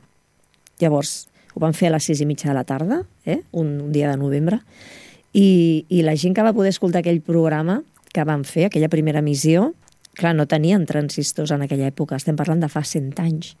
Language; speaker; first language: Catalan; native; Catalan